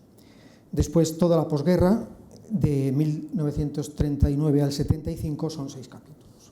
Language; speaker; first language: Spanish; native; Spanish